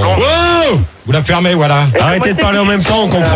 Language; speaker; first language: French; native; French